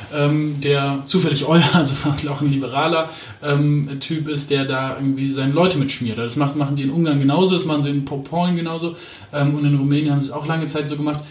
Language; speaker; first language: German; native; German